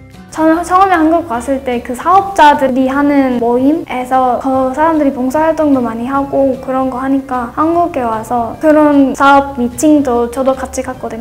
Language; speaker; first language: Korean; non-native, fluent; English